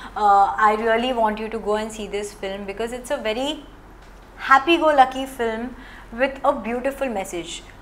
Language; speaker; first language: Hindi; non-native, local second language; Gujarati